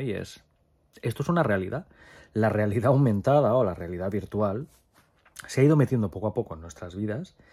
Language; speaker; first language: Spanish; native; Spanish